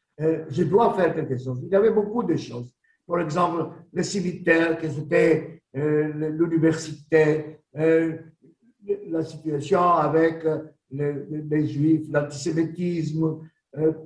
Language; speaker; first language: French; non-native, learner; Greek